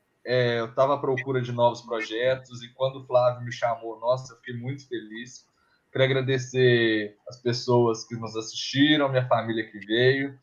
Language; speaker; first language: Portuguese; native; Portuguese